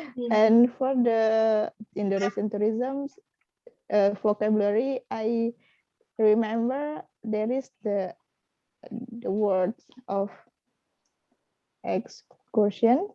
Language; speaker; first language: English; non-native, learner; Indonesian